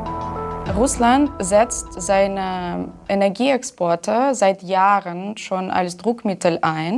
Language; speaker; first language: German; non-native, fluent; Russian